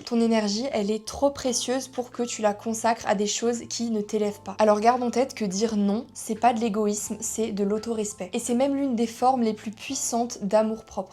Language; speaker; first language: French; native; French